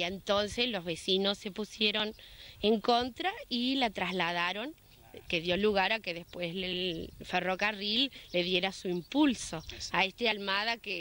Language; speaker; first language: Spanish; native; Spanish